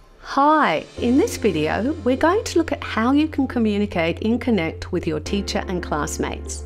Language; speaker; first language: English; native; English